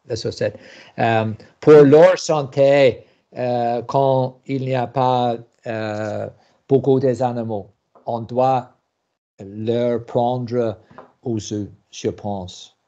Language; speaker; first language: French; non-native, learner; English